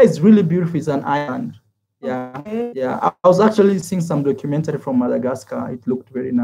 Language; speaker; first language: English; non-native, fluent; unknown